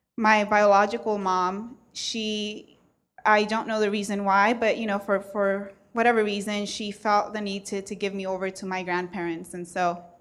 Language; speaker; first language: English; early bilingual, other home language; Spanish